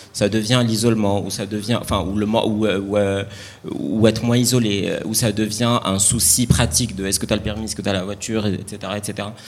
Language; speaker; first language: French; non-native, local second language; Arabic